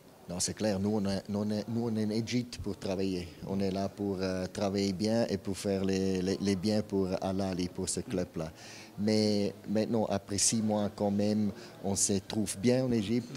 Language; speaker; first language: French; non-native, fluent; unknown